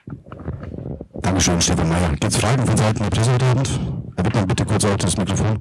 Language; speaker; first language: German; native; German